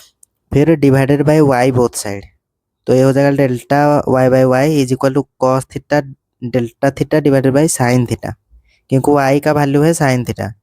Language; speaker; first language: Hindi; native; Hindi